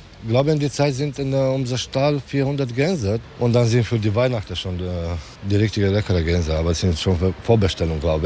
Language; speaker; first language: German; non-native, learner; Romanian